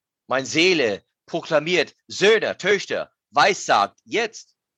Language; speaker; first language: German; native; German